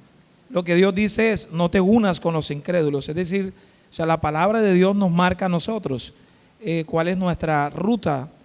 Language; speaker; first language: Spanish; native; Spanish